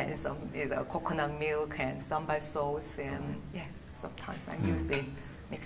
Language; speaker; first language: English; non-native, learner; Korean